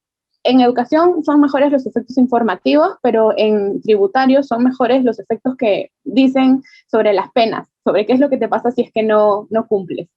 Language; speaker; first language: Spanish; native; Spanish